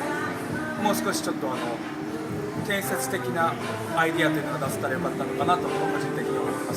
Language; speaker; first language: Japanese; native; Japanese